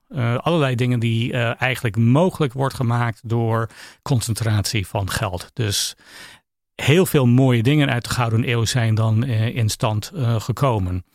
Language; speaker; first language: Dutch; non-native, fluent; English